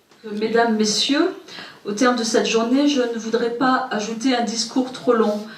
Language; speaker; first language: French; native; French